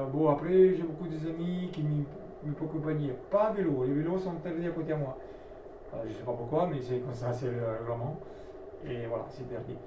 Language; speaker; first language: French; non-native, learner; Italian